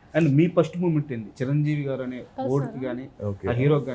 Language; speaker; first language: Telugu; native; Telugu